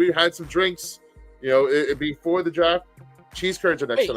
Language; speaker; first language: English; native; English